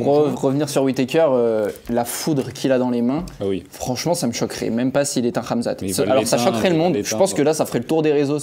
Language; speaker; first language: French; native; French